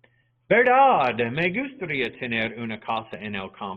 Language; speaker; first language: Spanish; non-native, fluent; English